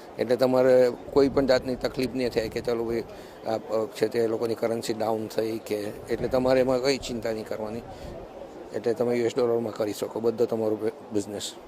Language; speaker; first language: Gujarati; early bilingual, heritage; Gujarati